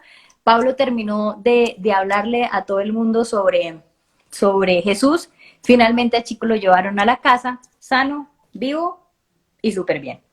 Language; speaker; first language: Spanish; native; Spanish